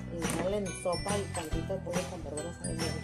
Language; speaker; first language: Spanish; native; Spanish